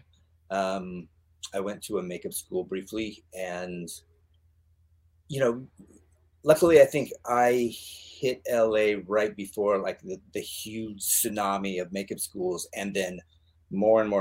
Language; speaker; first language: English; native; English